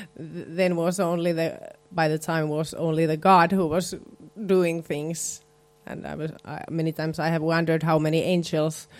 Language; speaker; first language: English; non-native, fluent; Finnish